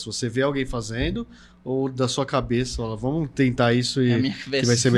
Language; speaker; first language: Portuguese; native; Portuguese